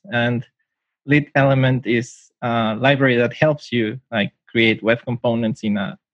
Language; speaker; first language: English; non-native, fluent; Spanish